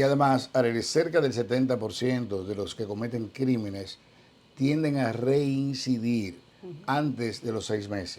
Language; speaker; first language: Spanish; native; Spanish